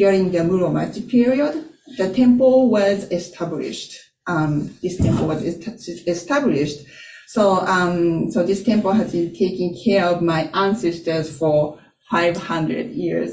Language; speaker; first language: English; non-native, fluent; Japanese